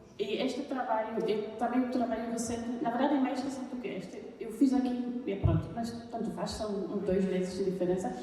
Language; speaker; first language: Portuguese; non-native, fluent; German